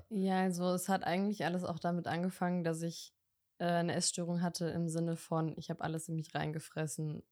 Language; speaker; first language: German; early bilingual, other home language; Bosnian